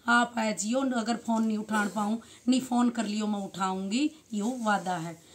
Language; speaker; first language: Hindi; native; Hindi